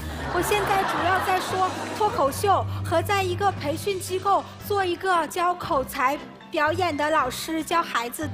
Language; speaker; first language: Chinese; native; Chinese